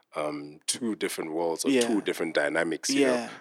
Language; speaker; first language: English; non-native, local second language; Southern Sotho